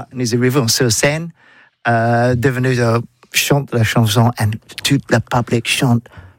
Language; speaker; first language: French; non-native, learner; English